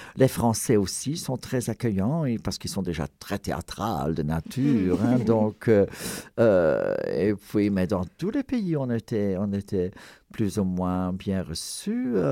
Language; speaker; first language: French; non-native, fluent; Dutch